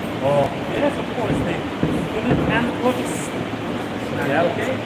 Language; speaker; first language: English; non-native, fluent; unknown